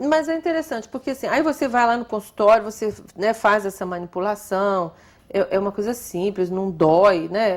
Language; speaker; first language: Portuguese; native; Portuguese